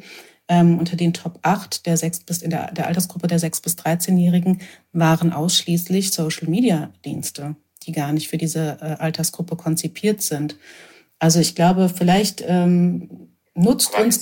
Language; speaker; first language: German; native; German